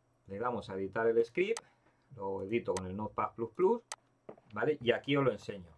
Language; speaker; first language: Spanish; native; Spanish